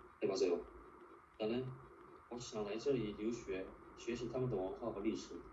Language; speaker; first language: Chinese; non-native, fluent; Korean